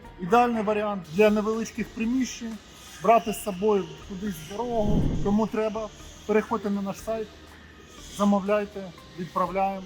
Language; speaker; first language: Ukrainian; native; Ukrainian